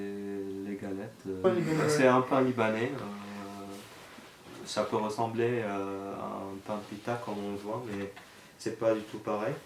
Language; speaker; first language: French; non-native, local second language; Arabic